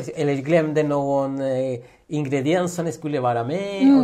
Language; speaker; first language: Swedish; non-native, fluent; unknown